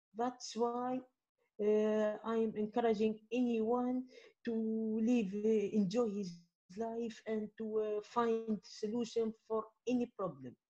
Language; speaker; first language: English; non-native, fluent; Arabic